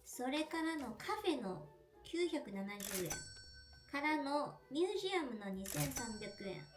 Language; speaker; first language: Japanese; native; Japanese